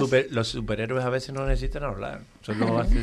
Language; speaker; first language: Spanish; native; Spanish